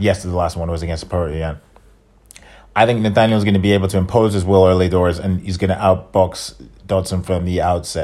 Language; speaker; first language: English; native; English